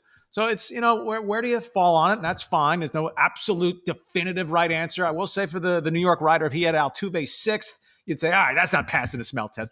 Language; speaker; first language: English; native; English